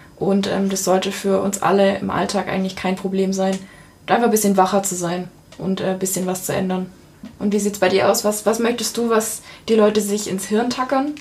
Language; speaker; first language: German; native; German